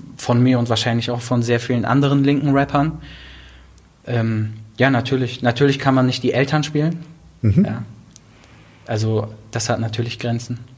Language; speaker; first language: German; native; German